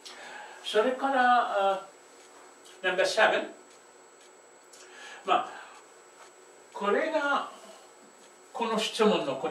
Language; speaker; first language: Japanese; non-native, fluent; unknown